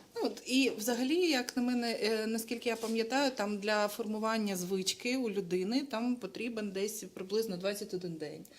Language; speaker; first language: Ukrainian; non-native, local second language; Russian